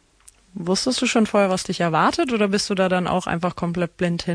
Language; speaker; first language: German; native; German